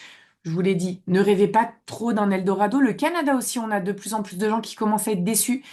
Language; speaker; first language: French; native; French